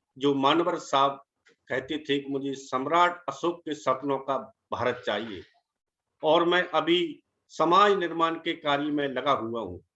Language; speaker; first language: Hindi; native; Hindi